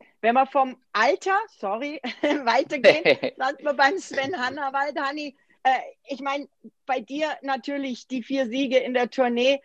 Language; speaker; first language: German; native; German